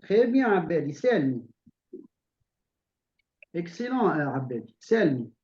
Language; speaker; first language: French; non-native, local second language; Arabic